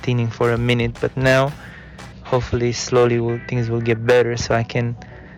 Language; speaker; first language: English; non-native, fluent; Romanian